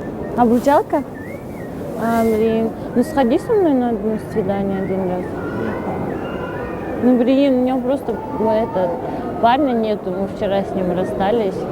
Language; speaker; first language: Russian; non-native, local second language; Kyrgyz